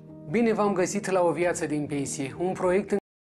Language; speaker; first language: Romanian; native; Romanian